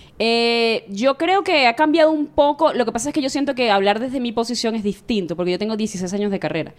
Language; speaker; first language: Spanish; native; Spanish